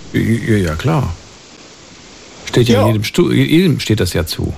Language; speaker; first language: German; native; German